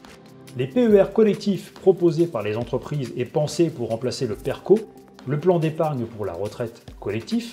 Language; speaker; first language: French; native; French